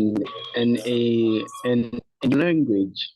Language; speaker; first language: English; non-native, learner; Haitian Creole